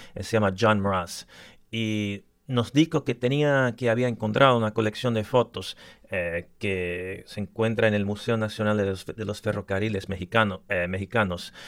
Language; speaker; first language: Spanish; early bilingual, other home language; English